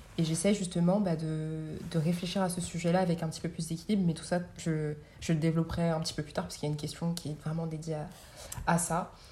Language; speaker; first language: French; native; French